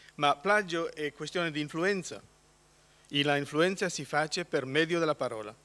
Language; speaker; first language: Italian; non-native, learner; Polish